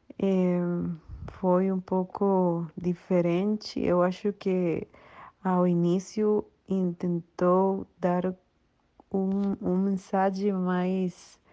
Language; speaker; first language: Portuguese; non-native, learner; Spanish